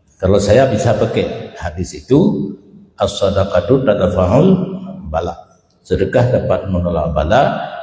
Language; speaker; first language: Malay; non-native, local second language; Achinese